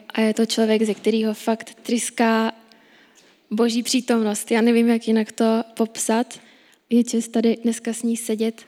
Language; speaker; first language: Czech; native; Czech